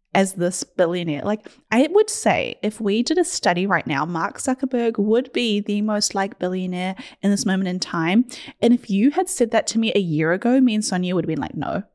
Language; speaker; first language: English; early bilingual, other home language; Hindi